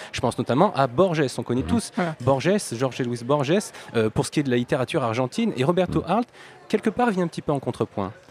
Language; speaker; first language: French; native; French